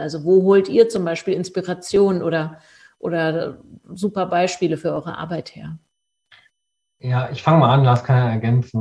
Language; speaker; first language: German; native; German